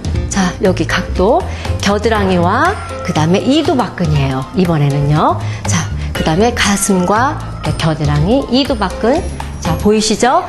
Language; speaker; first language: Korean; native; Korean